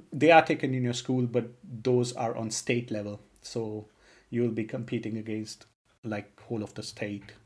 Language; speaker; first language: English; non-native, local second language; Punjabi